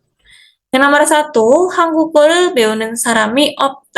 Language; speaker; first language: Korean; non-native, fluent; Indonesian